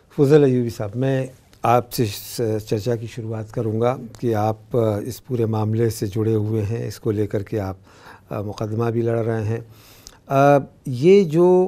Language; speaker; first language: Hindi; native; Hindi